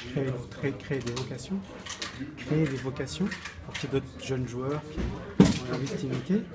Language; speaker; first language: French; native; French